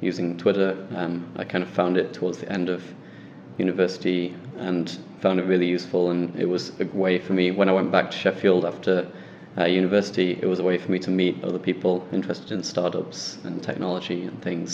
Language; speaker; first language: English; native; English